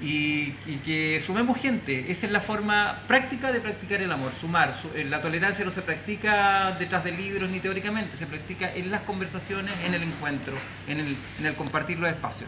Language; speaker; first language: Spanish; native; Spanish